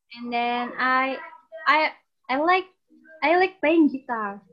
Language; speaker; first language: English; non-native, learner; Indonesian